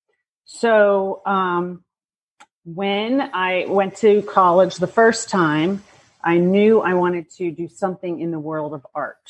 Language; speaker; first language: English; native; English